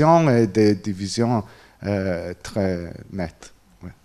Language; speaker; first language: French; non-native, fluent; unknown